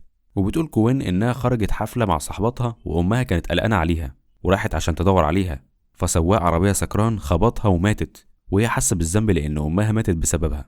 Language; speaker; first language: Arabic; native; Arabic